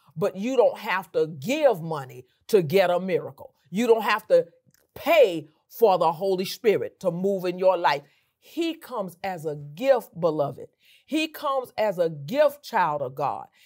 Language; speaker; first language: English; native; English